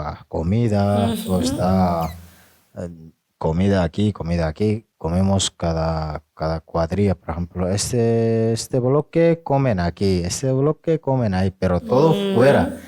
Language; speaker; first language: Spanish; non-native, fluent; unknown